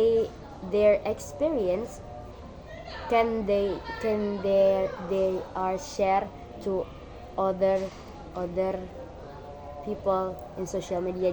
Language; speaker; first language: English; non-native, learner; Indonesian